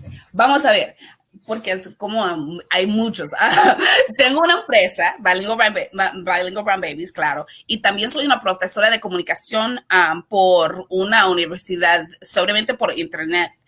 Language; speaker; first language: Spanish; non-native, learner; English